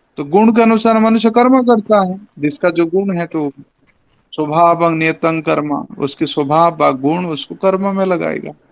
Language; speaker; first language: Hindi; non-native, local second language; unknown